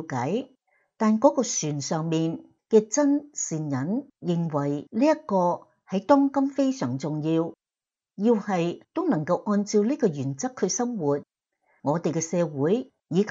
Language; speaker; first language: Chinese; non-native, local second language; Cantonese